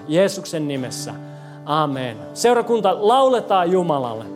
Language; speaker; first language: Finnish; non-native, fluent; English